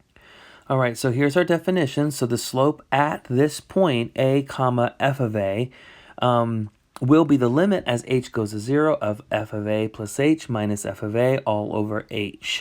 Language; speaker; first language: English; native; English